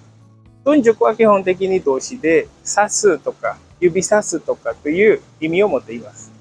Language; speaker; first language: Japanese; non-native, fluent; Indonesian